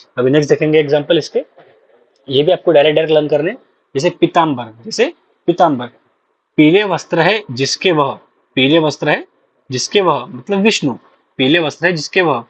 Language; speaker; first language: Hindi; non-native, local second language; Marathi